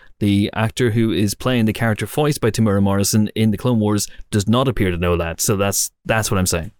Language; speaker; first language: English; native; English